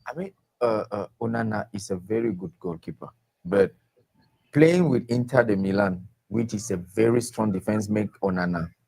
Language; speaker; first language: English; non-native, local second language; French